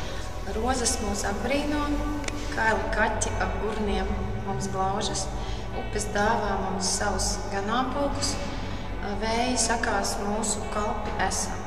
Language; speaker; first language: Latvian; native; Latvian